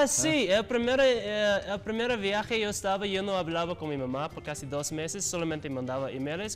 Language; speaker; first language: Spanish; non-native, learner; English